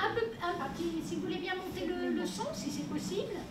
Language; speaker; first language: French; native; French